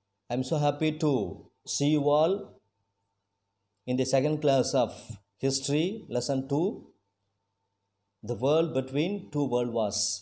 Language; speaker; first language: English; non-native, local second language; Tamil